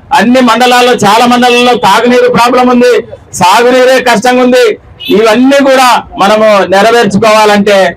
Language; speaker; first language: Telugu; native; Telugu